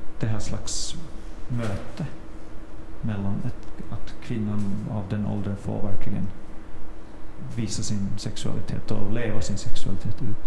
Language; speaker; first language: Swedish; non-native, fluent; Finnish